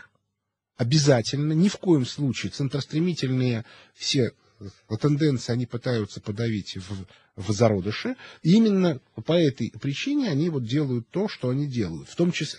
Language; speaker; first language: Russian; native; Russian